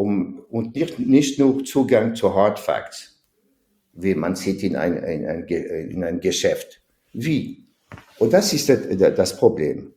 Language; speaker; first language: German; non-native, fluent; French